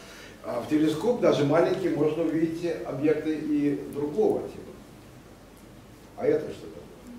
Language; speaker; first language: Russian; native; Russian